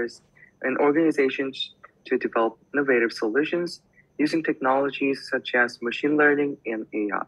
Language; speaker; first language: English; non-native, fluent; Korean